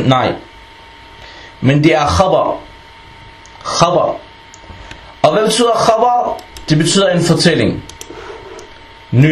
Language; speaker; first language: Danish; non-native, fluent; Arabic